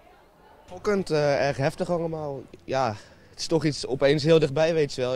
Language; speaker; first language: Dutch; native; Dutch